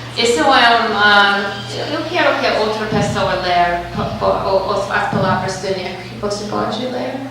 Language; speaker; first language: Portuguese; non-native, fluent; English